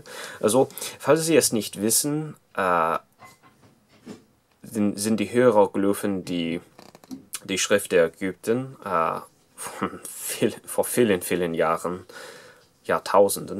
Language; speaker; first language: German; non-native, fluent; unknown